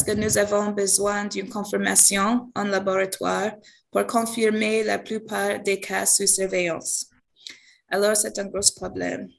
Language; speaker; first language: French; non-native, fluent; English